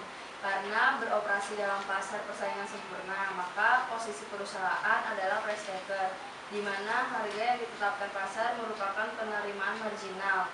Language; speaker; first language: Indonesian; native; Indonesian